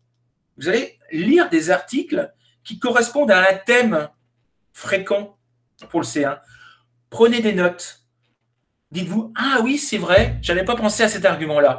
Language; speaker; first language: French; native; French